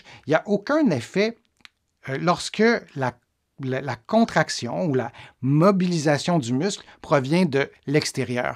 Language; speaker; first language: French; native; French